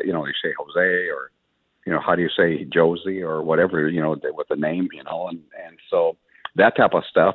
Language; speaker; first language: English; early bilingual, other home language; Spanish